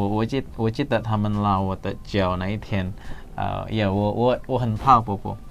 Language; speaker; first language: Chinese; early bilingual, heritage; Indonesian